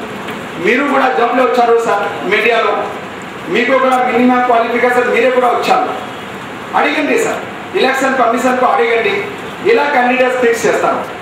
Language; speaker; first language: Telugu; non-native, local second language; Hindi